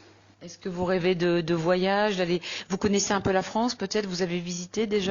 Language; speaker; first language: French; native; French